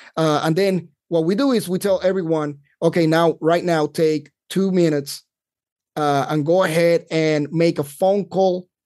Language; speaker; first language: English; non-native, fluent; Spanish